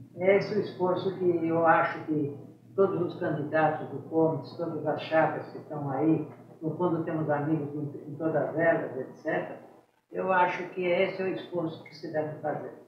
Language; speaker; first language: Portuguese; native; Portuguese